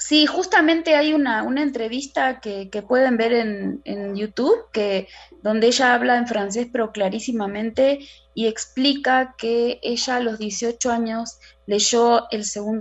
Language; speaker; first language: Spanish; native; Spanish